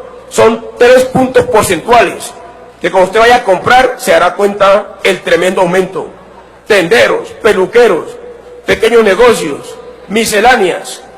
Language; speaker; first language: Spanish; native; Spanish